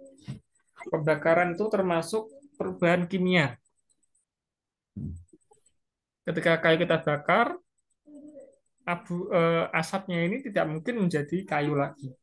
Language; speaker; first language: Indonesian; native; Indonesian